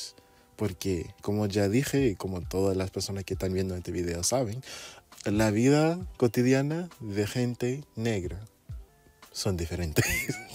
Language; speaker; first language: Spanish; non-native, fluent; English